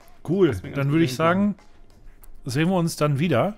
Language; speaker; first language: German; native; German